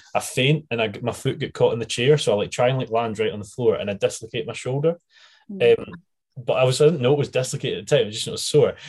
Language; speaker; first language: English; native; English